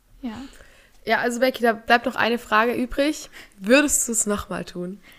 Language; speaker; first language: German; native; German